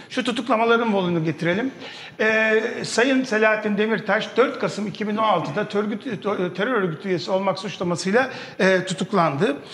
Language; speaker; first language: Turkish; native; Turkish